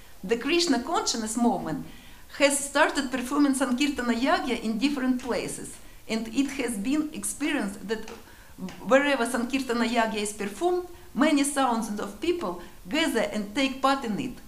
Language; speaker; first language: English; non-native, learner; Russian